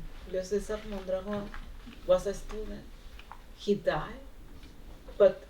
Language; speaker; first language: English; non-native, learner; Spanish